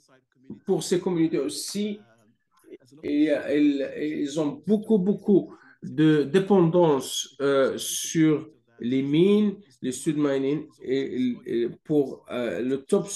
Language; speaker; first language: French; non-native, fluent; English